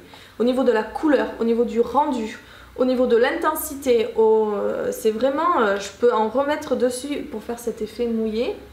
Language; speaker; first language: French; native; French